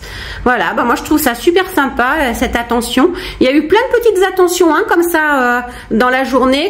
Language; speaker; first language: French; native; French